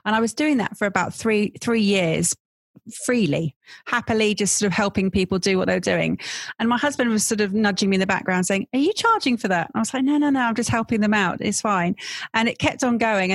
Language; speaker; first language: English; native; English